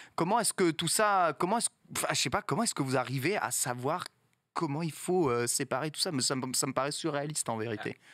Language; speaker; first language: French; native; French